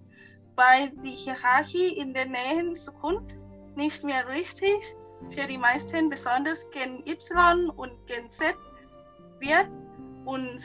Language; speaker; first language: German; non-native, learner; Thai